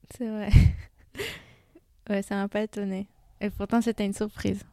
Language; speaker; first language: French; non-native, fluent; Hebrew